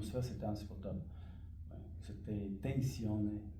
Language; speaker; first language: French; non-native, fluent; Romanian